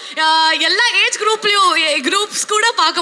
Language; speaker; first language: Tamil; non-native, learner; Kannada